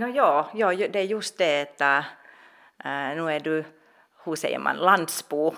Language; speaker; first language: Swedish; non-native, local second language; Finnish